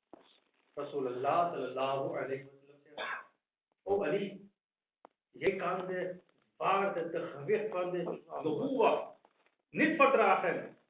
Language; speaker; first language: Dutch; non-native, fluent; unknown